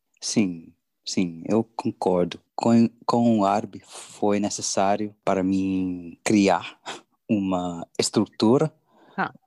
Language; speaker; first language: Portuguese; non-native, learner; English